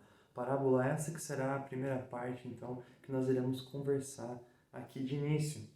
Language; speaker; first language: Portuguese; native; Portuguese